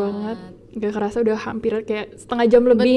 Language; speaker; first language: Indonesian; native; Indonesian